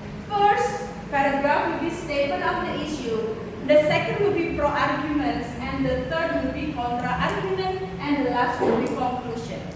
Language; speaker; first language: English; non-native, fluent; Indonesian